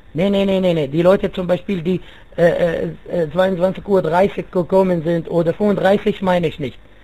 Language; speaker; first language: German; non-native, fluent; Arabic